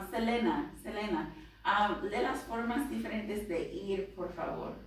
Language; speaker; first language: Spanish; non-native, fluent; English